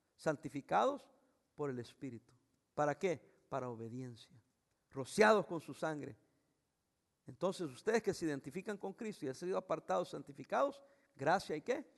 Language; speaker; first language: Spanish; native; Spanish